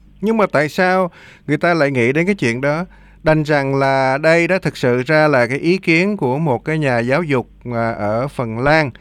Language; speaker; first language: Vietnamese; native; Vietnamese